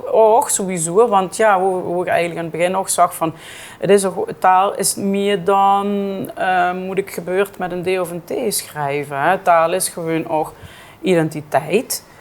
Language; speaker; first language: Dutch; native; Dutch